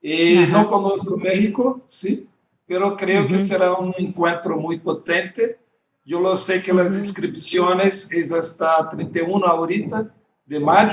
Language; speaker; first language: Spanish; non-native, learner; Portuguese